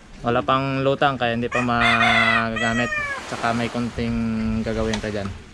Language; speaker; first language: Filipino; non-native, local second language; Cebuano